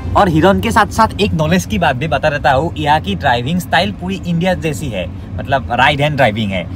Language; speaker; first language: Hindi; non-native, local second language; Assamese